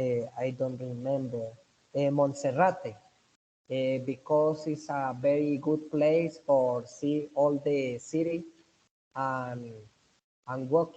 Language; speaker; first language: English; non-native, learner; Spanish